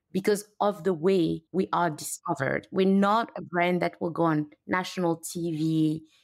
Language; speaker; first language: English; non-native, fluent; French